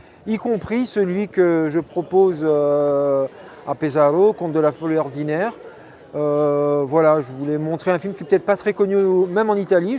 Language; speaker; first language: French; non-native, local second language; Arabic